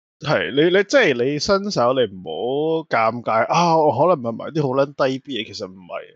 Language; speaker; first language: Cantonese; native; Cantonese